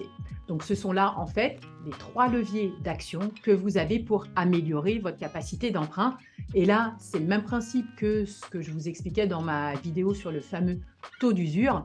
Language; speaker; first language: French; native; French